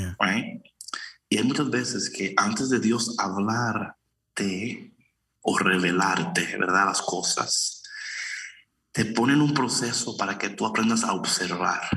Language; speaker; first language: Spanish; early bilingual, heritage; Spanish